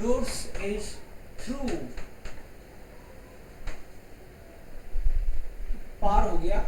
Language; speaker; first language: Hindi; native; Hindi